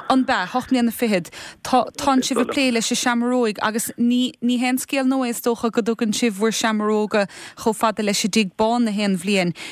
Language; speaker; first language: Irish; native; Irish